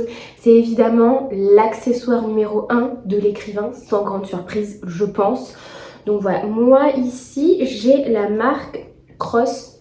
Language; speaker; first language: French; native; French